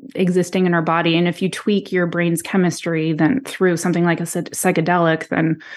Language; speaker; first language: English; native; English